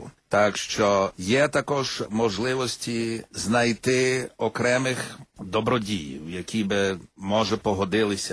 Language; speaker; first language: Ukrainian; early bilingual, heritage; Ukrainian